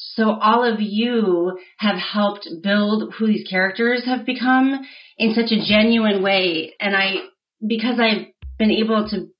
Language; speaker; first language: English; native; English